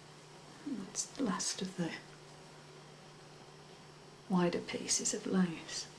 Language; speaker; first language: English; native; English